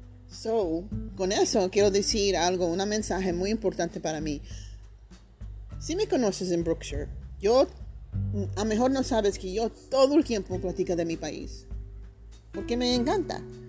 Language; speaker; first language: Spanish; early bilingual, heritage; Spanish